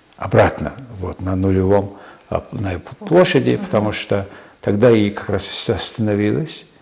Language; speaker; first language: Russian; non-native, fluent; Mongolian